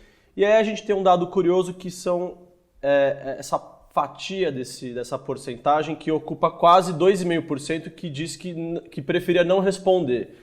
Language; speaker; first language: Portuguese; native; Portuguese